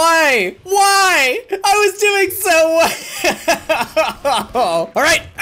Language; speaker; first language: English; native; English